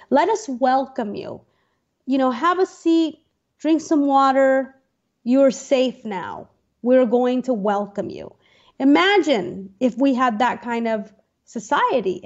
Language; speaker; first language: English; native; English